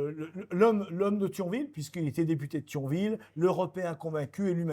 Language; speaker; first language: French; native; French